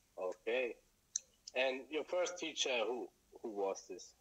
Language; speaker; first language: English; non-native, fluent; German